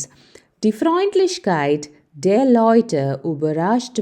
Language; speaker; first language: German; non-native, fluent; Malayalam